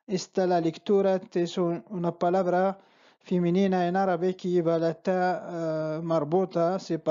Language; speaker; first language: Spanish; non-native, fluent; Arabic